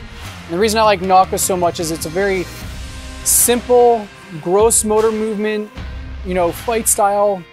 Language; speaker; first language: English; native; English